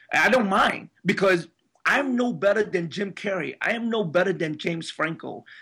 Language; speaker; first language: English; early bilingual, other home language; Spanish